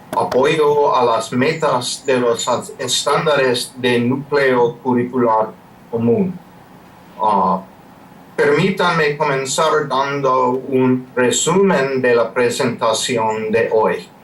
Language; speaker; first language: Spanish; non-native, fluent; English